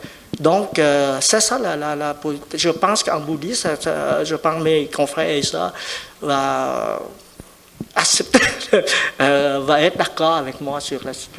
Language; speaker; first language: French; non-native, fluent; Vietnamese